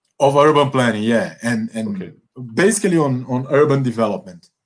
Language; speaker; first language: English; non-native, fluent; Portuguese